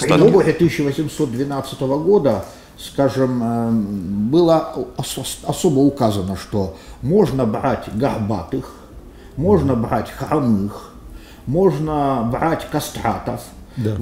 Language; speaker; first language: Russian; native; Russian